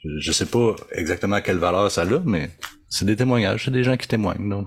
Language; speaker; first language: French; native; French